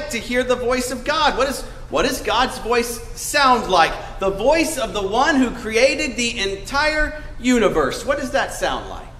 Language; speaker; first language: English; native; English